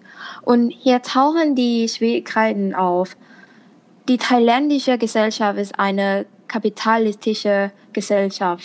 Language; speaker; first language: German; non-native, fluent; Thai